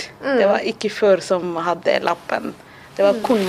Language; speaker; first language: Norwegian; non-native, fluent; Somali